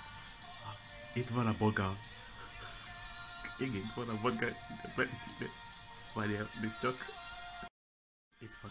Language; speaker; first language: Hungarian; non-native, learner; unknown